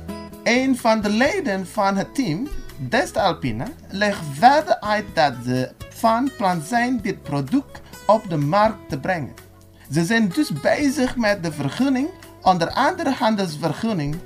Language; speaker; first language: Dutch; non-native, fluent; Indonesian